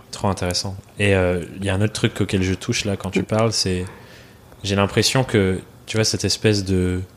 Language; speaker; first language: French; native; French